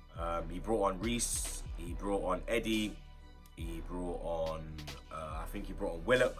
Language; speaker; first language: English; native; English